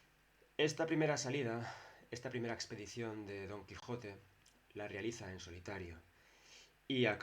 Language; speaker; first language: Spanish; native; Spanish